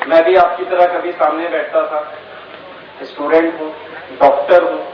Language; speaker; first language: Hindi; non-native, local second language; Marathi